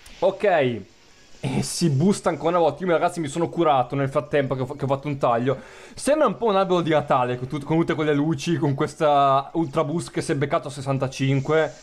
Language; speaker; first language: Italian; native; Italian